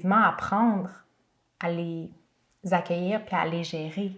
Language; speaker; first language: French; native; French